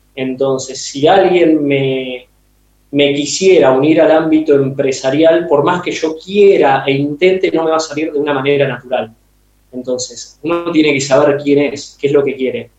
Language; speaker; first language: Spanish; native; Spanish